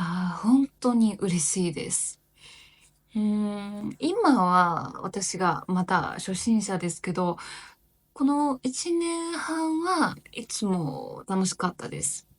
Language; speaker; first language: Japanese; non-native, learner; Chinese